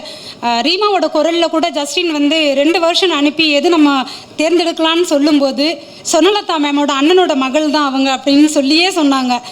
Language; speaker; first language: Tamil; native; Tamil